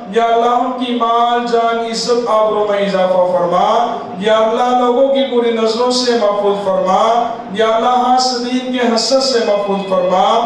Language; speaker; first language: Urdu; non-native, local second language; Punjabi